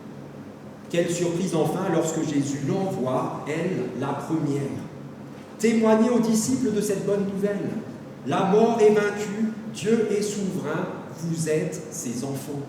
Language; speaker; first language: French; native; French